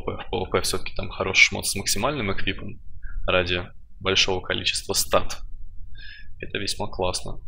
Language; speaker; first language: Russian; native; Russian